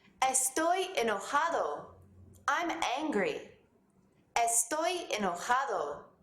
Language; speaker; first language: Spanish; non-native, fluent; English